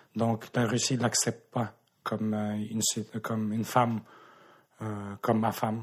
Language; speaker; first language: French; early bilingual, other home language; Russian